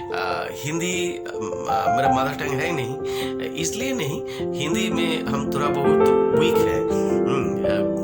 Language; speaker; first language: Hindi; non-native, local second language; Bangla